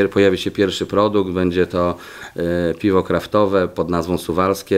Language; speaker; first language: Polish; native; Polish